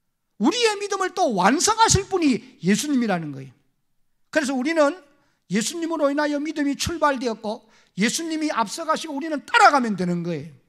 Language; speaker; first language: Korean; native; Korean